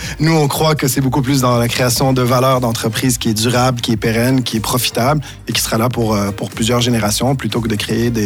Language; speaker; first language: French; native; French